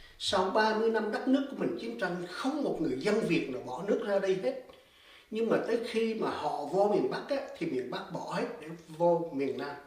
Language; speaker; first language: Vietnamese; native; Vietnamese